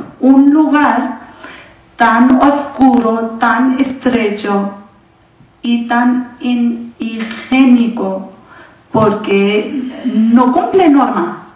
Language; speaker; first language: Spanish; non-native, learner; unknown